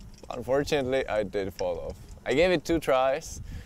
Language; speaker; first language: English; non-native, fluent; Czech